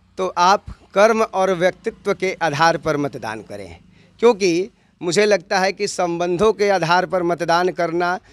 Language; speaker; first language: Hindi; native; Hindi